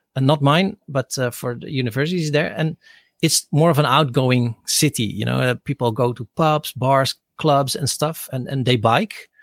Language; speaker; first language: English; non-native, fluent; Dutch